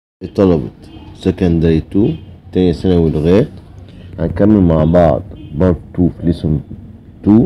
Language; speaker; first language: Arabic; native; Arabic